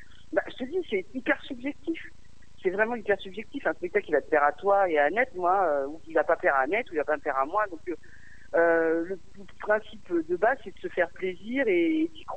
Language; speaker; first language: French; native; French